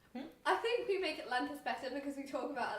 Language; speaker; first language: English; native; English